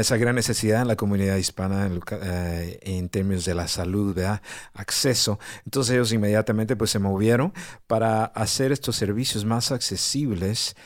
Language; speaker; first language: Spanish; native; Spanish